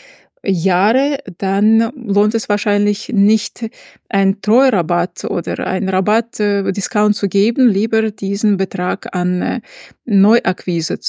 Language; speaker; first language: German; non-native, fluent; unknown